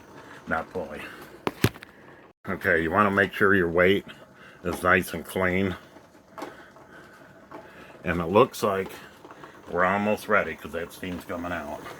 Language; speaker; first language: English; native; English